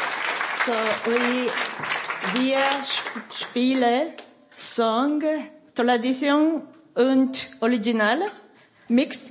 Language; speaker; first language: German; non-native, learner; Japanese